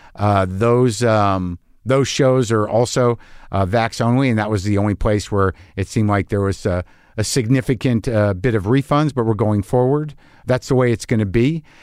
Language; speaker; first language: English; native; English